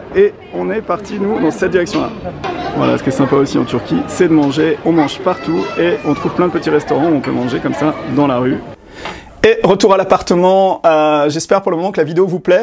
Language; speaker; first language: French; native; French